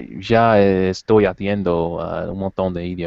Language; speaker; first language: Spanish; non-native, learner; English